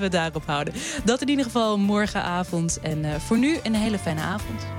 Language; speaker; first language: Dutch; native; Dutch